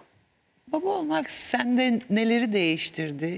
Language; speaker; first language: Turkish; native; Turkish